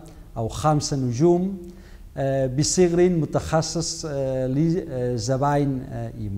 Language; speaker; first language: Arabic; non-native, learner; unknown